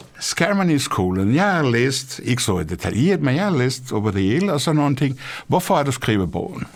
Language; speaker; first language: Danish; non-native, fluent; Portuguese